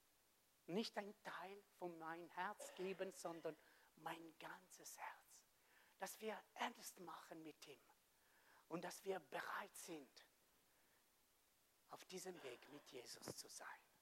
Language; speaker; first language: German; non-native, fluent; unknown